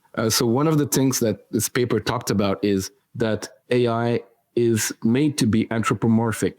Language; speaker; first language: English; non-native, fluent; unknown